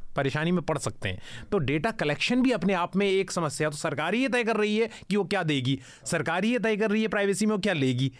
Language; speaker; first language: Hindi; native; Hindi